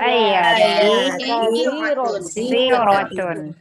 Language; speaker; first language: Arabic; non-native, learner; Indonesian